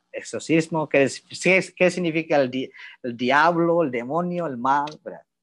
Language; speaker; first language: Spanish; non-native, learner; Indonesian